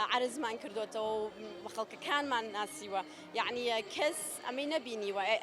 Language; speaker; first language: Central Kurdish; early bilingual, heritage; Central Kurdish